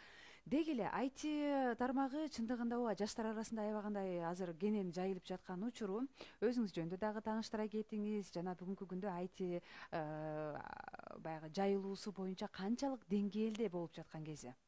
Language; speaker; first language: Kyrgyz; native; Kyrgyz